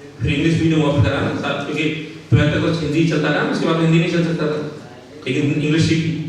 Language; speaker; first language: Hindi; native; Hindi